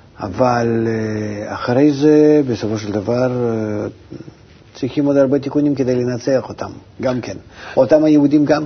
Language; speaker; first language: Hebrew; non-native, fluent; Russian